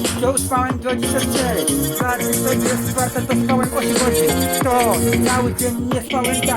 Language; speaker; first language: Polish; native; Polish